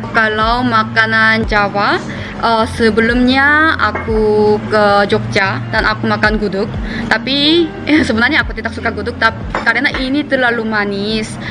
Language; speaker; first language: Indonesian; non-native, fluent; Korean